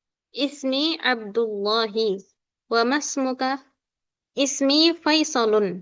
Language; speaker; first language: Arabic; non-native, fluent; Indonesian